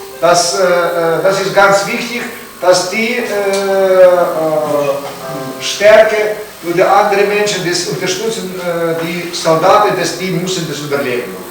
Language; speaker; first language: German; non-native, learner; Ukrainian